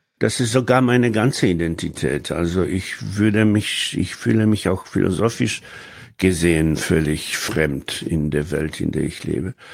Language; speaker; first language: German; non-native, fluent; Polish